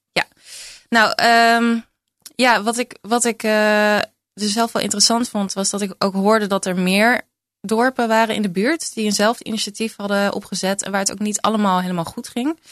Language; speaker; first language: Dutch; native; Dutch